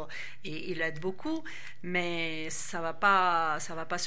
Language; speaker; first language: French; non-native, fluent; Ukrainian